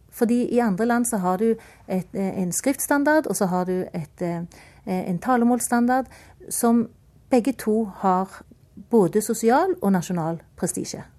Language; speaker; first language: Norwegian; native; Norwegian